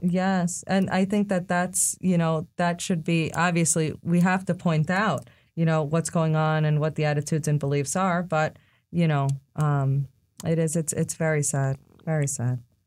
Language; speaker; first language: English; early bilingual, other home language; Spanish